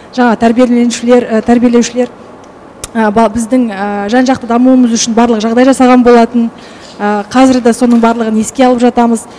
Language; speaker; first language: Kazakh; native; Kazakh